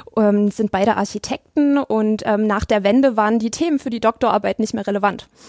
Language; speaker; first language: German; native; German